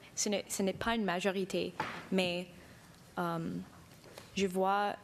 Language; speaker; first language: English; native; English